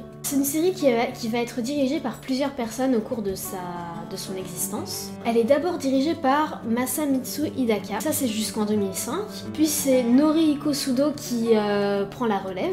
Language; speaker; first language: French; native; French